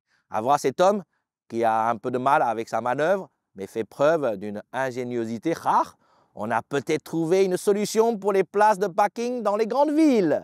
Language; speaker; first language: French; native; French